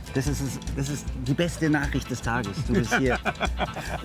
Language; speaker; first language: German; native; German